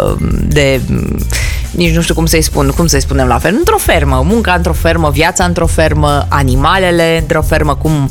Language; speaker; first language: Romanian; native; Romanian